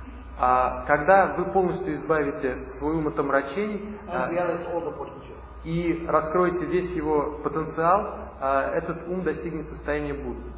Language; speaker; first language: Russian; native; Russian